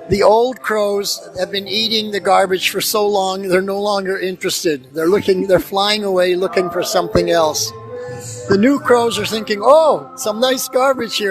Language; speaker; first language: English; native; English